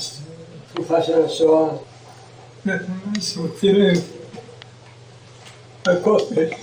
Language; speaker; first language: Hebrew; early bilingual, other home language; Croatian